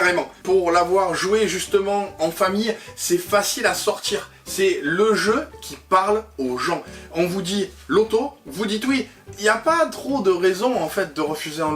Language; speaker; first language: French; native; French